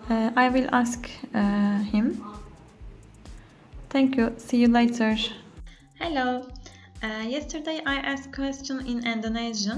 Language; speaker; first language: English; non-native, learner; Turkish